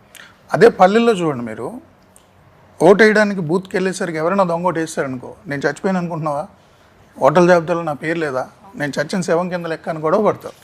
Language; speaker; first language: Telugu; native; Telugu